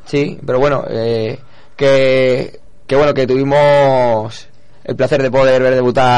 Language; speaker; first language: Spanish; native; Spanish